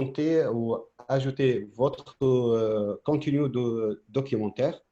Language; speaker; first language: French; non-native, fluent; Arabic